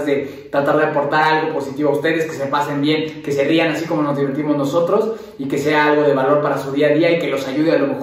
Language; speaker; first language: Spanish; native; Spanish